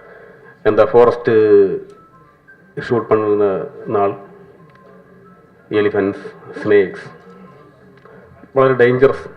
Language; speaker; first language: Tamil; non-native, learner; Malayalam